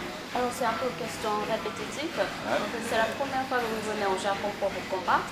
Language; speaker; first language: French; non-native, fluent; Japanese